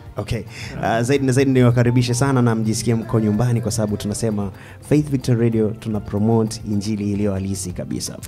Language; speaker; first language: Swahili; native; Swahili